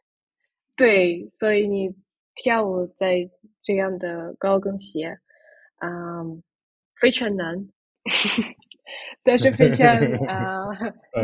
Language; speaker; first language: Chinese; non-native, fluent; Russian